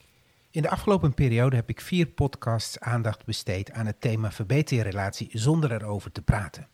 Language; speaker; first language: Dutch; native; Dutch